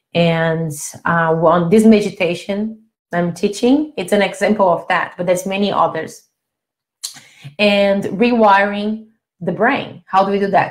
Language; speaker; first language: English; non-native, fluent; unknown